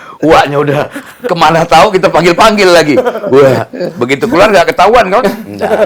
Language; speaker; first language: Indonesian; native; Indonesian